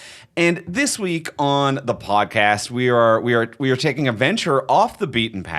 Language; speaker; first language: English; native; English